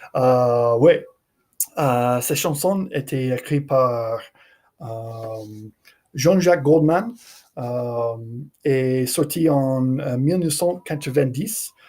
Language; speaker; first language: French; non-native, learner; English